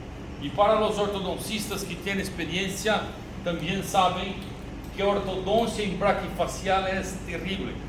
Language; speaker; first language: Spanish; non-native, learner; Portuguese